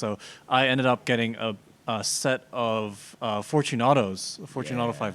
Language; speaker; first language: English; native; English